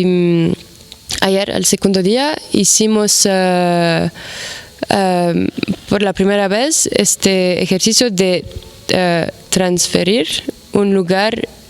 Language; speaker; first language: Spanish; non-native, fluent; Arabic